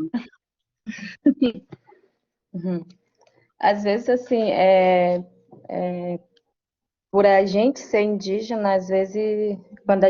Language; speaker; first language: Portuguese; non-native, local second language; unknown